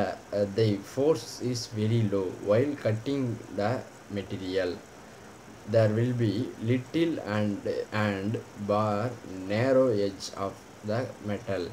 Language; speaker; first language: English; non-native, local second language; Tamil